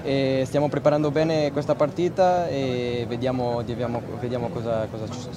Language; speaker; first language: Italian; non-native, fluent; Portuguese